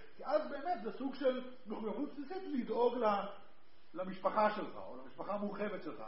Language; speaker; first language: Hebrew; native; Hebrew